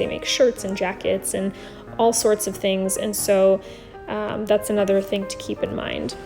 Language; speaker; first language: English; native; English